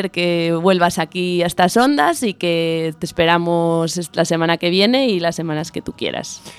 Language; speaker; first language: Spanish; native; Spanish